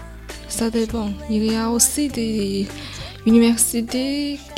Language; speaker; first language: French; non-native, fluent; Chinese